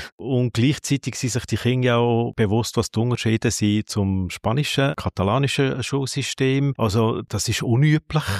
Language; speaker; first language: German; native; German